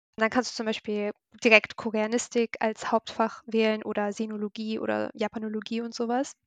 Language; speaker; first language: German; native; German